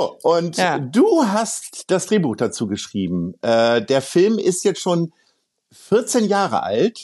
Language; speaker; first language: German; native; German